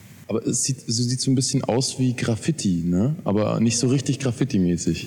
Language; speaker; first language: German; native; German